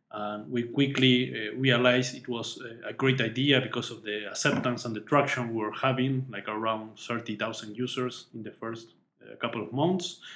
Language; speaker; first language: English; non-native, fluent; Spanish